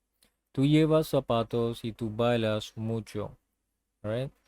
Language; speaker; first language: Spanish; non-native, learner; English